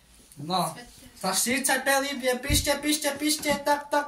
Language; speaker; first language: Slovak; non-native, local second language; Romany